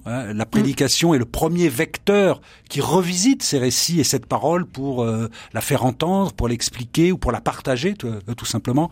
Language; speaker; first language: French; native; French